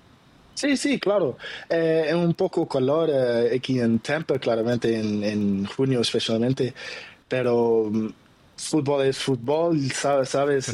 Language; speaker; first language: Spanish; non-native, learner; Portuguese